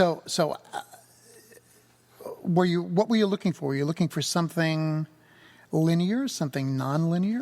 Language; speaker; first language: English; native; English